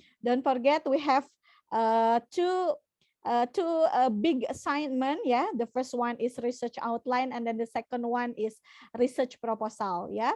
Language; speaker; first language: English; non-native, fluent; Indonesian